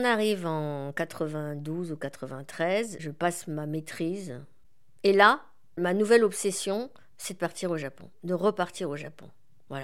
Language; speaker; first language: French; native; French